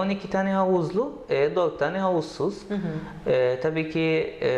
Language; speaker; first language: Turkish; non-native, learner; Arabic